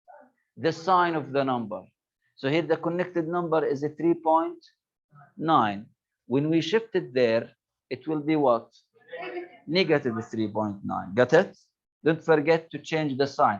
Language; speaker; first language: English; non-native, local second language; Arabic